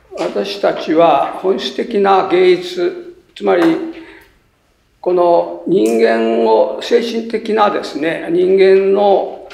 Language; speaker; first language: Japanese; native; Japanese